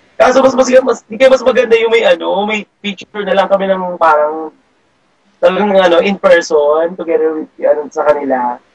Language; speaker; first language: Filipino; native; Filipino